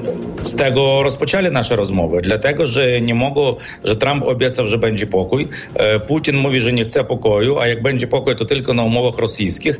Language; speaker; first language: Polish; non-native, fluent; Ukrainian